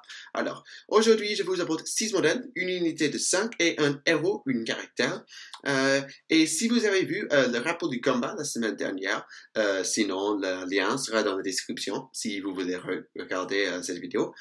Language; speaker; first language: French; non-native, fluent; English